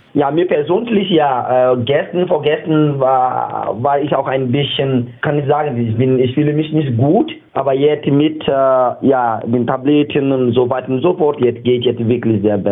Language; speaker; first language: German; non-native, learner; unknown